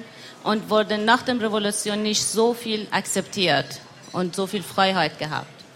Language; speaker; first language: German; non-native, learner; Persian